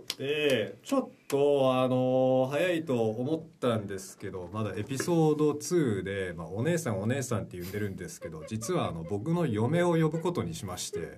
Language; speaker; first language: Japanese; early bilingual, heritage; Japanese